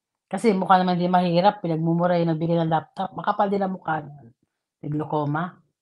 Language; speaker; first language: Filipino; native; Filipino